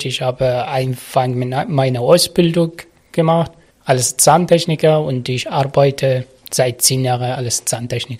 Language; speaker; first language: German; non-native, learner; Arabic